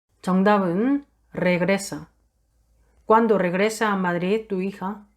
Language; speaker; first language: Spanish; non-native, fluent; Korean